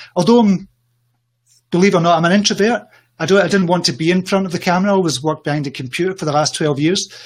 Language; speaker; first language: English; native; English